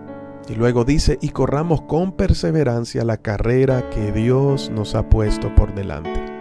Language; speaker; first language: Spanish; native; Spanish